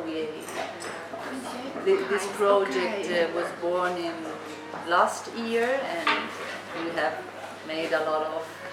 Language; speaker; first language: English; non-native, fluent; Italian